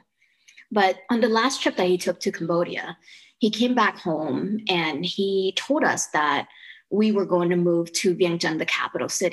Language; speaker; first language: English; early bilingual, other home language; Lao